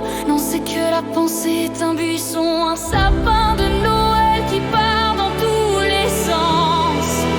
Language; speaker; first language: French; native; French